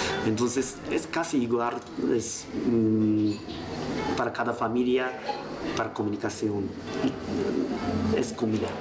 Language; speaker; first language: Spanish; non-native, learner; Japanese